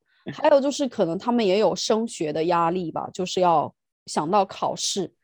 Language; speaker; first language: Chinese; native; Chinese